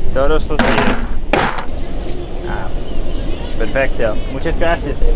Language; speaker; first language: Spanish; non-native, learner; English